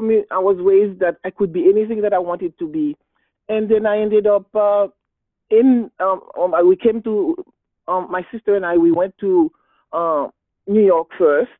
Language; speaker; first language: English; non-native, fluent; Haitian Creole